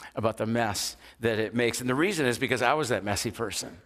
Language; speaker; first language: English; native; English